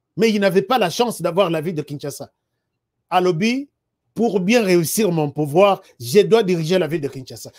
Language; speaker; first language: French; non-native, local second language; Lingala